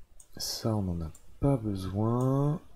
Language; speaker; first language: French; native; French